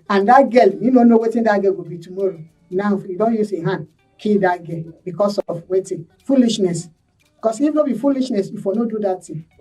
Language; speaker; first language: Nigerian Pidgin; native; Nigerian Pidgin